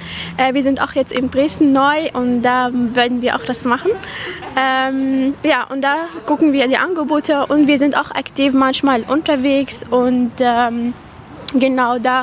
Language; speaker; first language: German; non-native, fluent; Arabic